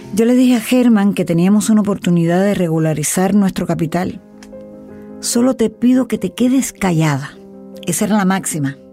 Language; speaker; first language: Spanish; native; Spanish